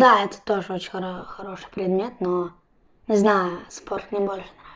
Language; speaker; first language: Russian; early bilingual, heritage; Russian